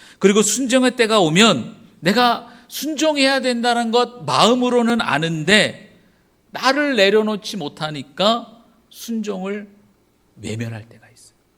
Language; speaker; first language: Korean; native; Korean